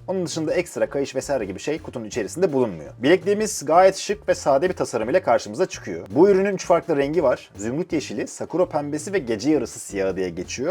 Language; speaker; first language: Turkish; native; Turkish